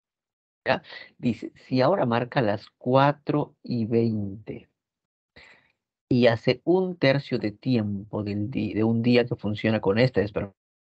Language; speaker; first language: Spanish; native; Spanish